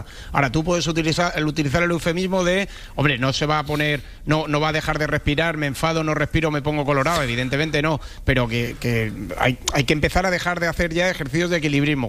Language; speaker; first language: Spanish; native; Spanish